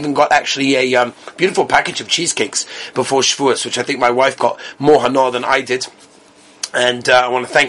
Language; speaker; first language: English; native; English